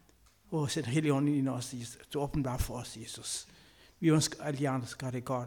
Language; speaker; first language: Danish; non-native, learner; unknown